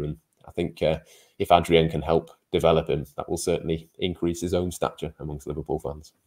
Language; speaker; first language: English; native; English